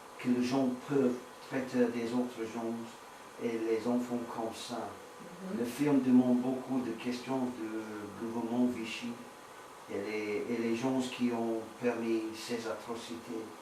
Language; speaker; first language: French; non-native, learner; English